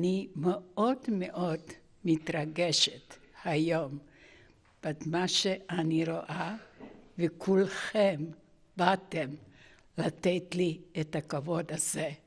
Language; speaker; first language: Hebrew; non-native, fluent; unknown